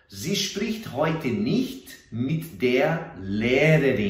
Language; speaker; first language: German; non-native, fluent; Portuguese